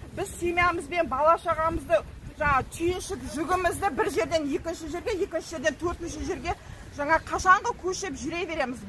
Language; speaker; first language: Kazakh; early bilingual, heritage; Kazakh